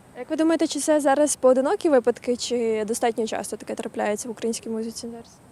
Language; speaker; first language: Ukrainian; native; Ukrainian